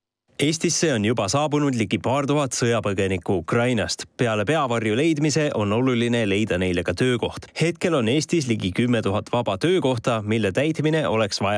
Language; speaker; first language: Estonian; native; Estonian